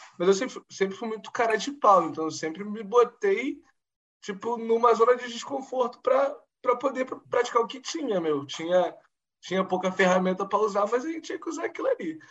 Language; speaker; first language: Portuguese; native; Portuguese